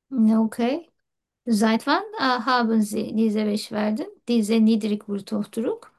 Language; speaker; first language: German; non-native, learner; Turkish